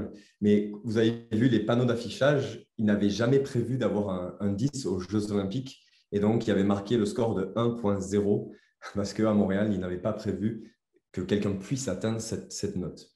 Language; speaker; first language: French; native; French